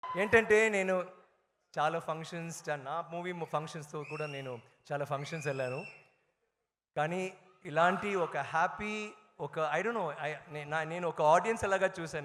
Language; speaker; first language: Telugu; non-native, learner; Tamil